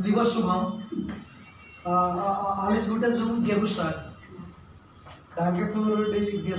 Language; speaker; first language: German; non-native, learner; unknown